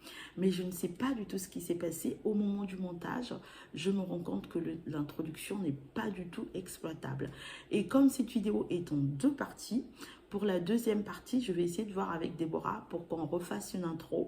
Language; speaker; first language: French; native; French